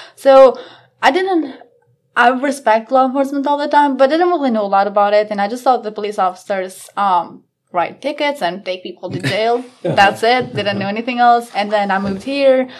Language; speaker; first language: English; non-native, fluent; Albanian